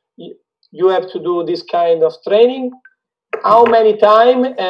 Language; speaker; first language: English; non-native, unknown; Italian